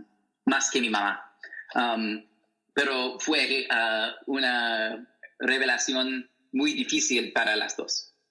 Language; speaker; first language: Spanish; non-native, learner; English